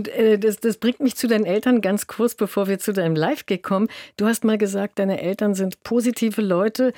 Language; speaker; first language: German; native; German